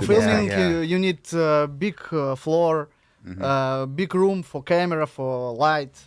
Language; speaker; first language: English; non-native, learner; Russian